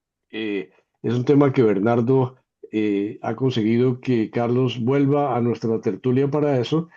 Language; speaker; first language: Spanish; native; Spanish